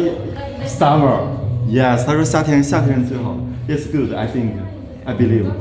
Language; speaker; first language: English; non-native, learner; Chinese